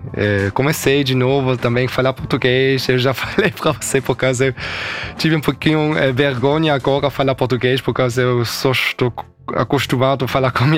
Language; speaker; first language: Portuguese; early bilingual, heritage; German